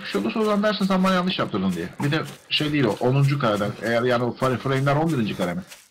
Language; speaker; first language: Turkish; native; Turkish